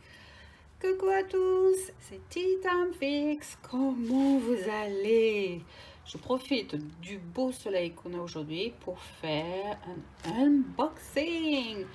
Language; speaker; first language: French; native; French